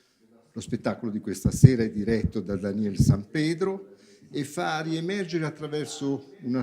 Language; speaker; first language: Italian; native; Italian